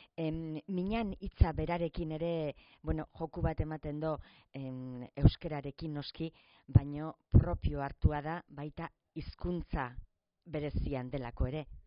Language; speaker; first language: Basque; native; Basque